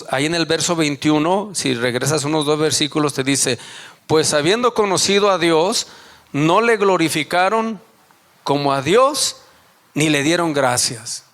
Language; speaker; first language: Spanish; native; Spanish